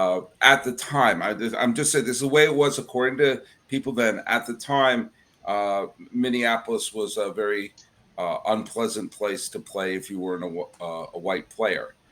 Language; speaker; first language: English; native; English